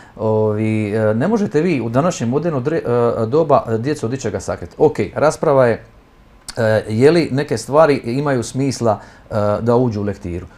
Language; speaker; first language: Croatian; native; Croatian